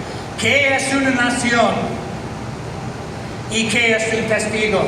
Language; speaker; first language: Spanish; non-native, fluent; English